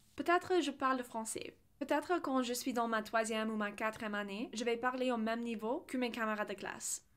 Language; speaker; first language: French; non-native, fluent; English